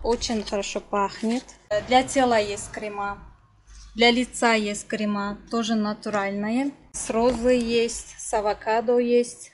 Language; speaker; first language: Russian; non-native, learner; Turkish